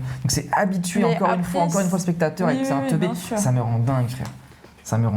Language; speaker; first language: French; native; French